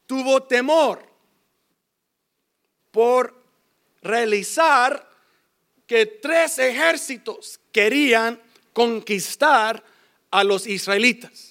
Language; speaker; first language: Spanish; early bilingual, heritage; English